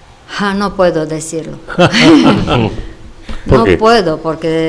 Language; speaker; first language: Spanish; non-native, fluent; Romanian